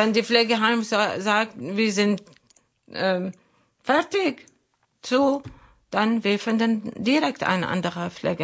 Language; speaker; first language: German; non-native, learner; Arabic